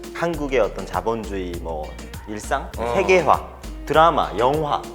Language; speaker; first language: Korean; native; Korean